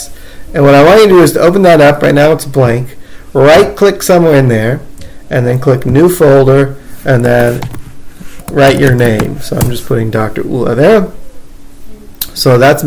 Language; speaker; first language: English; native; English